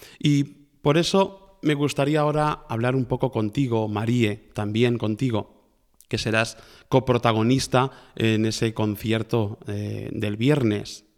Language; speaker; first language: Spanish; native; Spanish